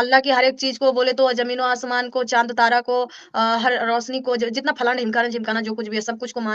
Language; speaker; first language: Hindi; native; Hindi